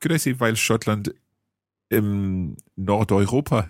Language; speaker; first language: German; non-native, learner; English